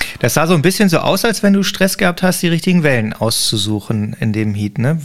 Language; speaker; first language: German; native; German